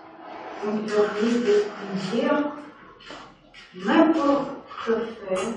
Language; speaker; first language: French; non-native, learner; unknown